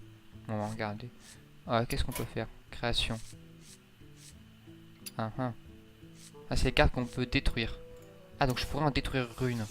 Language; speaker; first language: French; native; French